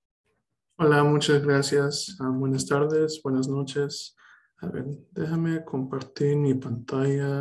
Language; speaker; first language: Spanish; early bilingual, heritage; Spanish